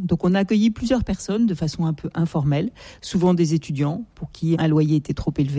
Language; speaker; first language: French; native; French